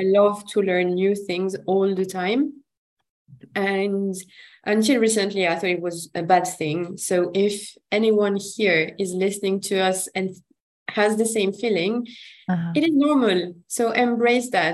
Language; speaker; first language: English; non-native, fluent; French